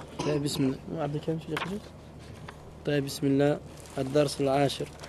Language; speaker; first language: Arabic; non-native, fluent; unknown